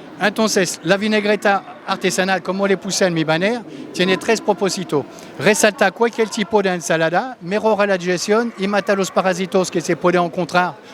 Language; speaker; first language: Spanish; non-native, fluent; French